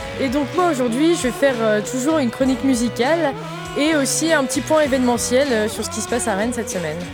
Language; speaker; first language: French; native; French